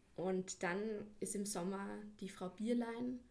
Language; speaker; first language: German; native; German